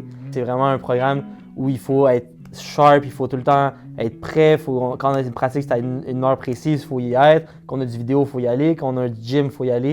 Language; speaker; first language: French; native; French